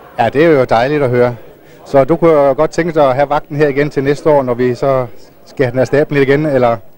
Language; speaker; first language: Danish; native; Danish